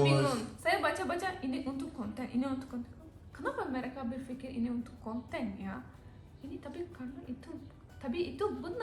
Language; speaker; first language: Indonesian; non-native, learner; Turkish